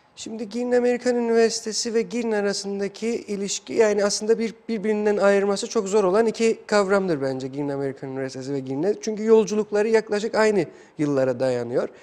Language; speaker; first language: Turkish; non-native, fluent; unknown